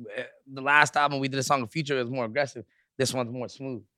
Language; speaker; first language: English; native; English